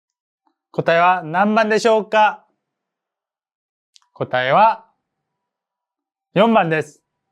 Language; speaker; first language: Japanese; non-native, fluent; Korean